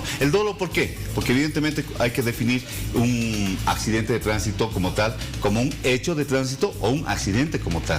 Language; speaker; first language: Spanish; native; Spanish